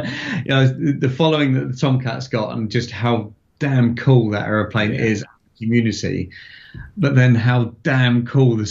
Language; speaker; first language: English; native; English